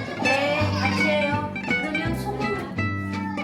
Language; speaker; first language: Korean; native; Korean